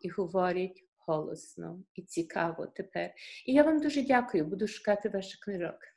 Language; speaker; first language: Ukrainian; early bilingual, heritage; Ukrainian